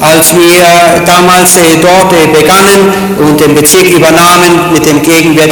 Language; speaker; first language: German; native; German